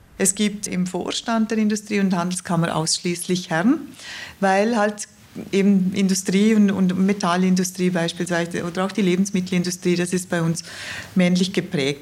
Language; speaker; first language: German; native; German